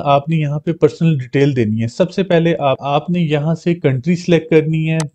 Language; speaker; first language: Urdu; non-native, local second language; Punjabi